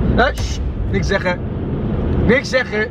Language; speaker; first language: Dutch; native; Dutch